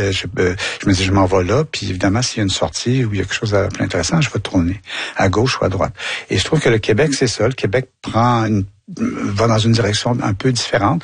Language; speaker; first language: French; native; French